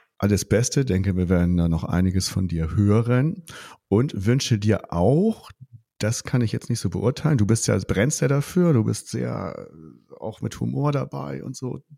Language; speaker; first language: German; native; German